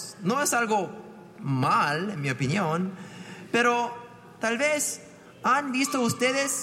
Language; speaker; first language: Spanish; non-native, fluent; English